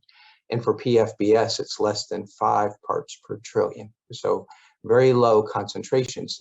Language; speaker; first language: English; native; English